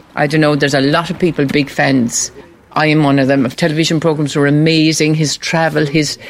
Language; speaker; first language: English; native; English